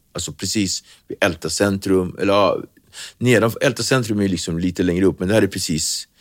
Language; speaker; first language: Swedish; early bilingual, other home language; Kabuverdianu